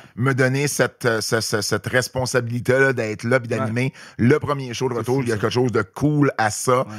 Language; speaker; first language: French; native; French